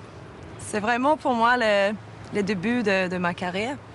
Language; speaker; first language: French; non-native, fluent; Swedish